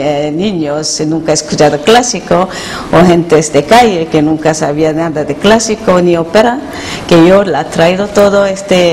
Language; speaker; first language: Spanish; non-native, learner; Korean